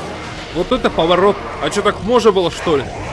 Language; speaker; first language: Russian; native; Russian